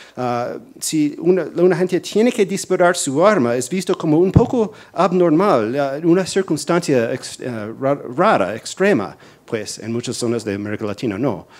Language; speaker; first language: Spanish; non-native, fluent; English